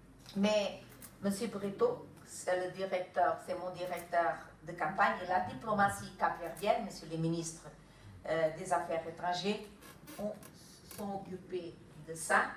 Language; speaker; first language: French; non-native, fluent; Kabuverdianu